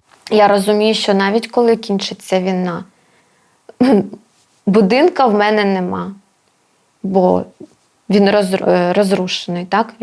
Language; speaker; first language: Ukrainian; non-native, local second language; Russian